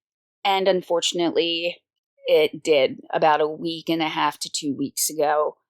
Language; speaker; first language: English; native; English